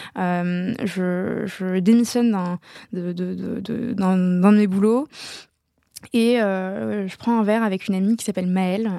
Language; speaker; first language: French; non-native, local second language; Arabic